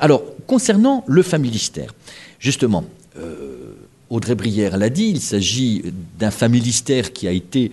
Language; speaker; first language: French; native; French